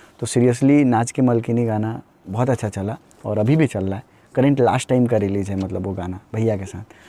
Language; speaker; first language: Hindi; native; Hindi